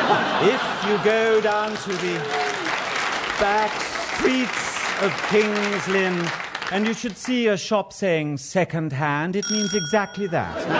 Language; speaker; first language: English; native; English